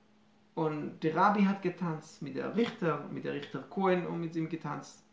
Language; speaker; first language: German; non-native, fluent; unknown